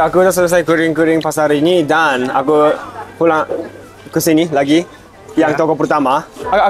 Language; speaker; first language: Indonesian; non-native, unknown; Japanese